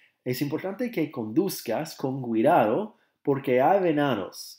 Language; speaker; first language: Spanish; non-native, fluent; English